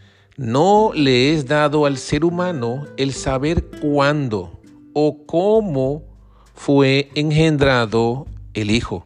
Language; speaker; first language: Spanish; native; Spanish